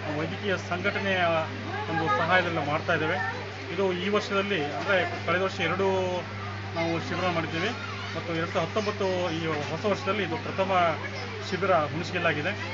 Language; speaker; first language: Kannada; non-native, local second language; Lambadi